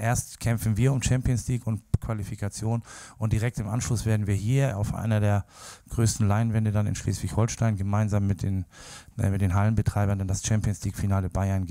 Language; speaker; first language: German; native; German